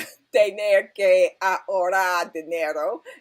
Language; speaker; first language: Spanish; non-native, learner; English